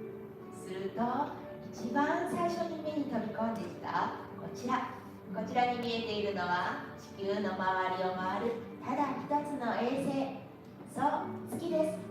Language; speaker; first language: Japanese; native; Japanese